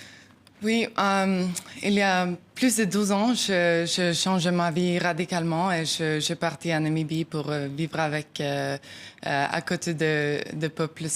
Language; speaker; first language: French; non-native, learner; Norwegian